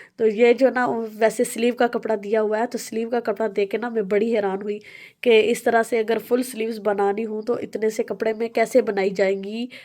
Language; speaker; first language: Urdu; non-native, local second language; Punjabi